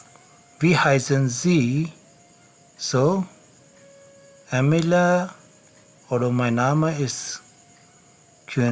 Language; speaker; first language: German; non-native, learner; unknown